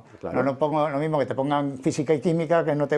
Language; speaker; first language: Spanish; native; Spanish